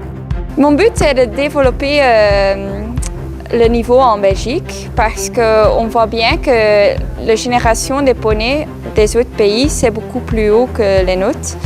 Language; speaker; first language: French; non-native, local second language; Dutch